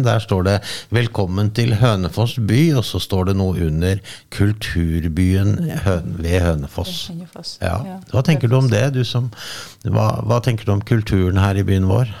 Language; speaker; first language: Norwegian; native; Norwegian